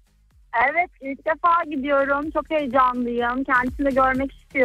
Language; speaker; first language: Turkish; early bilingual, other home language; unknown